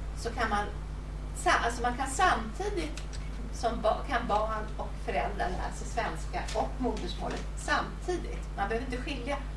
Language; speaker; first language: Swedish; native; Swedish